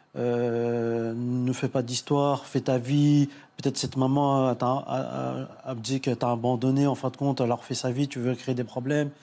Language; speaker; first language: French; early bilingual, other home language; Arabic